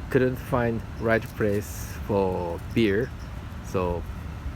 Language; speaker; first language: English; non-native, learner; Japanese